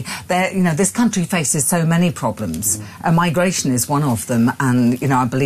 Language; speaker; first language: English; native; English